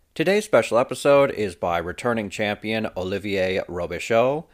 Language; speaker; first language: English; non-native, fluent; French